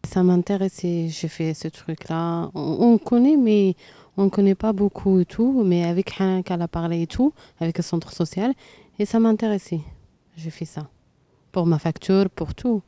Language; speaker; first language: French; non-native, learner; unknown